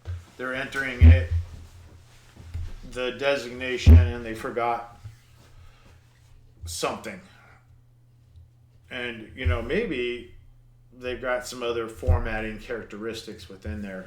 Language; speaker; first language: English; native; English